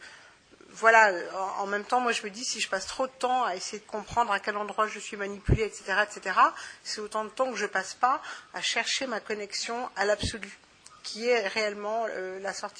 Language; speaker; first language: French; native; French